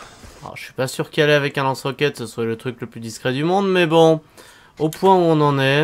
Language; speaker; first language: French; native; French